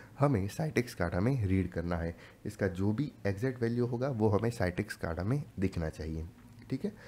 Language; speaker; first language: Hindi; native; Hindi